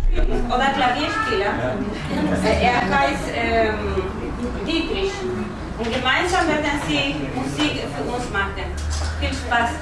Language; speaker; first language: German; non-native, fluent; Spanish